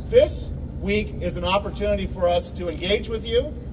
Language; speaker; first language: English; native; English